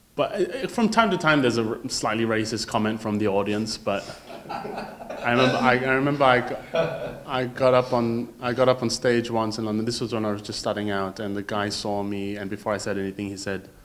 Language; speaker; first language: English; native; English